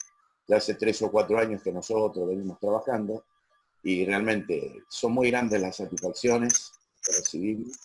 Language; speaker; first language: Spanish; native; Spanish